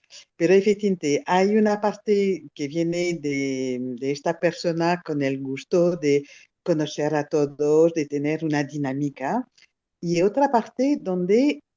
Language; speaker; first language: Spanish; non-native, fluent; French